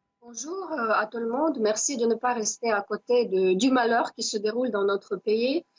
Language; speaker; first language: French; non-native, fluent; Ukrainian